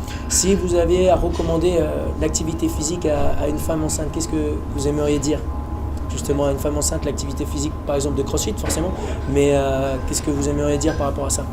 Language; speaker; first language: French; native; French